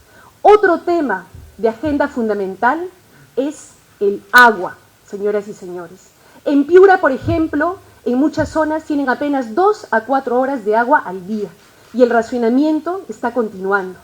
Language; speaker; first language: Spanish; native; Spanish